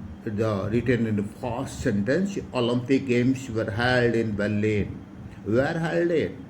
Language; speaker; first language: English; non-native, local second language; Odia